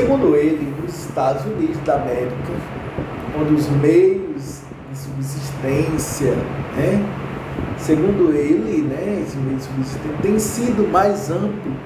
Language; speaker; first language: Portuguese; native; Portuguese